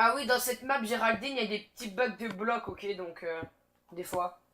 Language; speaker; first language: French; native; French